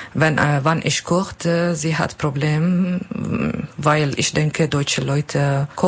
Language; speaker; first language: German; non-native, learner; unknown